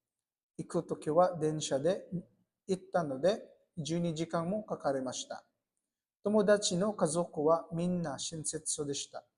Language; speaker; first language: Japanese; non-native, fluent; Filipino